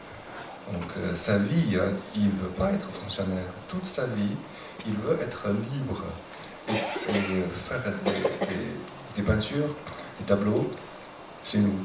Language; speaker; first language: French; non-native, fluent; Chinese